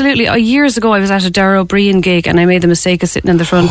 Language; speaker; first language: English; native; English